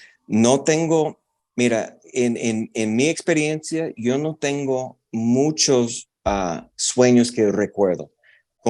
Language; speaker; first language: Spanish; non-native, fluent; English